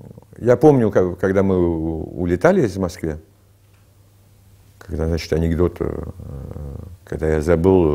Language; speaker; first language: Russian; early bilingual, heritage; Russian